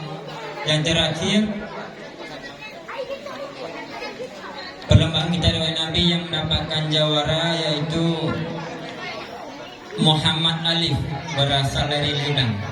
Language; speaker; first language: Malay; non-native, local second language; Achinese